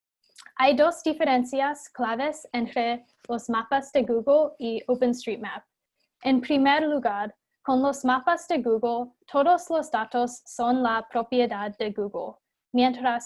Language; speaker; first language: Spanish; non-native, fluent; English